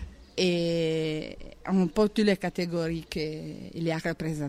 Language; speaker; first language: French; non-native, learner; Italian